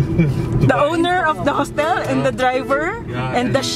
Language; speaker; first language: English; non-native, local second language; Filipino